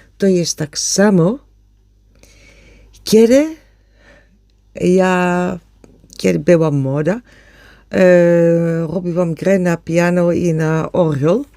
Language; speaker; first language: Polish; non-native, learner; Dutch